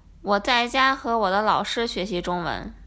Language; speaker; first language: Chinese; non-native, learner; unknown